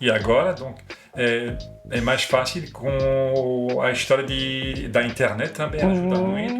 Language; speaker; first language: Portuguese; non-native, fluent; French